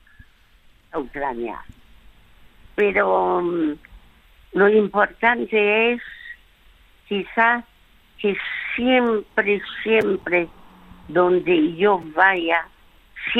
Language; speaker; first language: Spanish; early bilingual, other home language; French